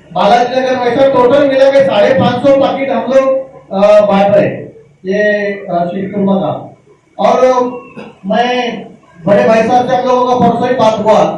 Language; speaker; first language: Hindi; non-native, local second language; Marathi